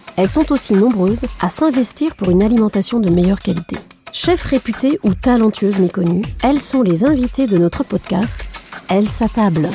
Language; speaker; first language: French; native; French